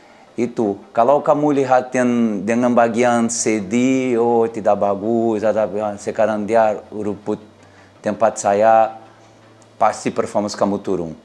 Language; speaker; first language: Indonesian; non-native, learner; Portuguese